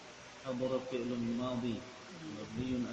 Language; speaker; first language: Arabic; non-native, learner; Indonesian